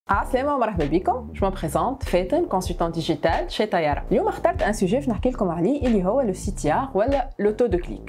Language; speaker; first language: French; non-native, local second language; Arabic